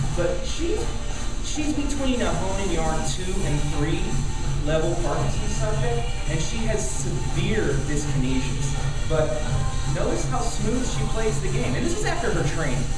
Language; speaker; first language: English; native; English